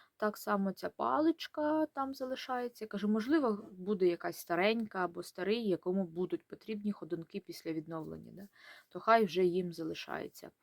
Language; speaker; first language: Ukrainian; non-native, local second language; Russian